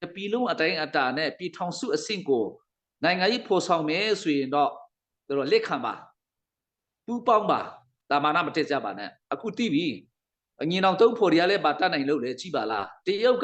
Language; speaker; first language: Burmese; non-native, local second language; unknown